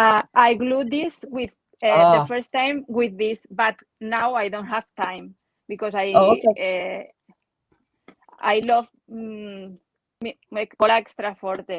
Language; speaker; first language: English; non-native, learner; Spanish